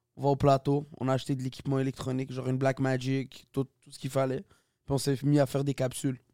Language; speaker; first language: French; native; French